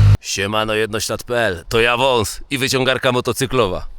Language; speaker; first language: Polish; native; Polish